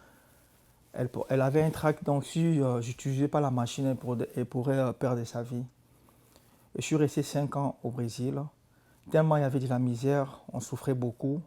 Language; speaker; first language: French; non-native, local second language; Lingala